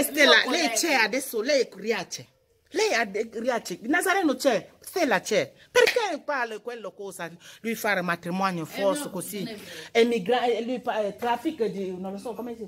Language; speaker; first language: Italian; non-native, learner; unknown